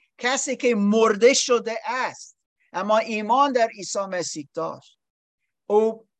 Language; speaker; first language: Persian; non-native, learner; English